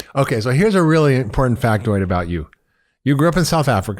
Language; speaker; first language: English; native; English